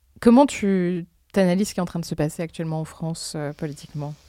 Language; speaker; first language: French; native; French